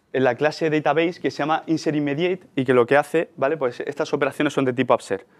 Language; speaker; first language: Spanish; native; Spanish